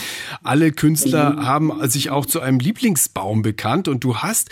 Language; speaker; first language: German; native; German